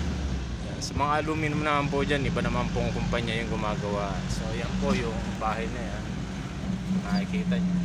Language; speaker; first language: Filipino; native; Filipino